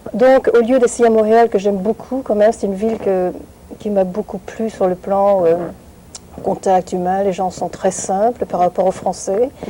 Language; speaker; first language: French; non-native, fluent; Vietnamese